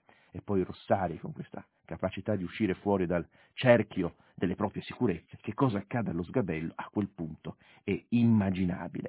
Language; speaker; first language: Italian; native; Italian